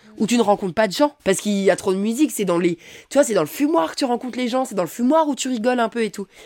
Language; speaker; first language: French; native; French